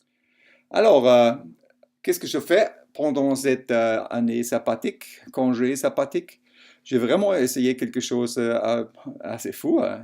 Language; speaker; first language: French; non-native, fluent; German